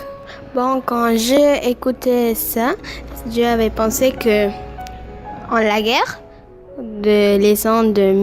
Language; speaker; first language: French; non-native, learner; Spanish